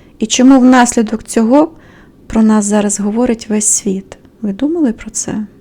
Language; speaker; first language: Ukrainian; native; Ukrainian